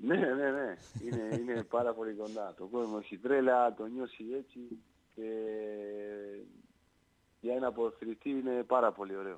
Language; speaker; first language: Greek; non-native, learner; Spanish